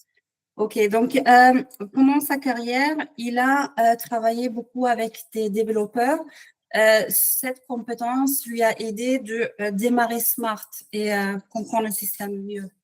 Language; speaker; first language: French; non-native, fluent; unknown